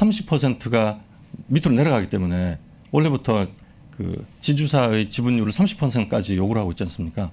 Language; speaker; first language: Korean; native; Korean